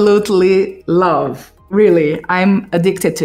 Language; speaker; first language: English; non-native, fluent; Portuguese